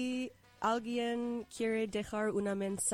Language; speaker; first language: Spanish; non-native, learner; English